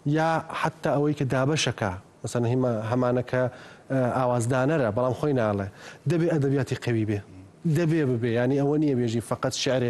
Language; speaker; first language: Central Kurdish; early bilingual, heritage; Central Kurdish